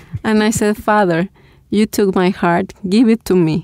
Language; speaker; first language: English; non-native, fluent; Spanish